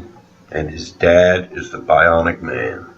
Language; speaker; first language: English; native; English